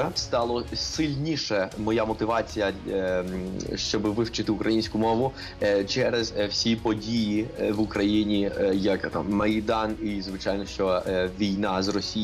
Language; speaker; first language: Ukrainian; non-native, learner; Bulgarian